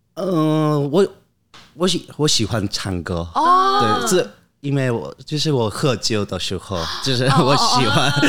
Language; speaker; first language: Chinese; non-native, learner; Korean